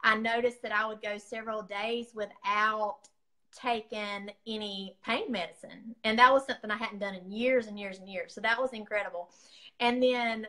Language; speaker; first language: English; native; English